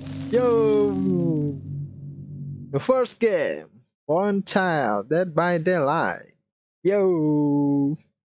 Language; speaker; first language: English; non-native, learner; Indonesian